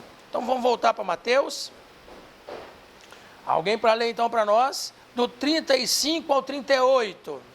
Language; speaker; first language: Portuguese; native; Portuguese